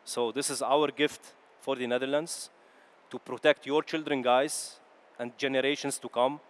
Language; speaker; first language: English; non-native, fluent; Arabic